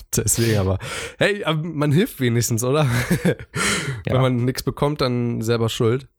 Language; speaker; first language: German; native; German